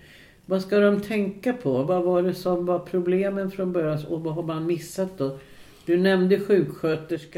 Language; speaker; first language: Swedish; native; Swedish